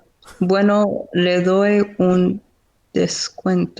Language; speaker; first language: Spanish; non-native, learner; English